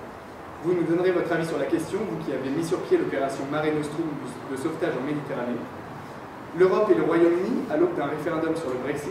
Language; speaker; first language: French; native; French